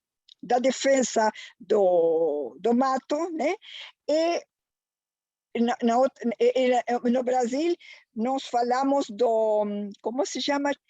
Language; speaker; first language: Portuguese; non-native, fluent; Spanish